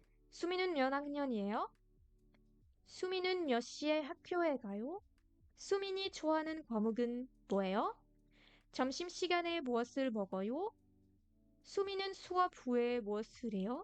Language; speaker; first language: Korean; non-native, fluent; French